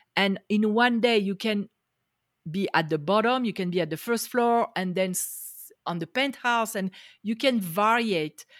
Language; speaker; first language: English; non-native, fluent; French